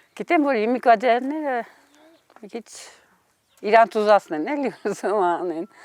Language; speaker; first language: Armenian; native; Armenian